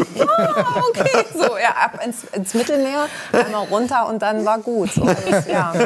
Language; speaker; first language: German; early bilingual, other home language; Greek